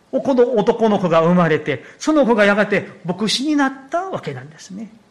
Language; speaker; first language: Japanese; non-native, fluent; Korean